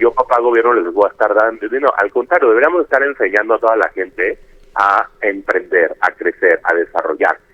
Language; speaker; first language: Spanish; native; Spanish